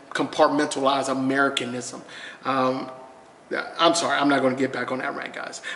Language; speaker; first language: English; native; English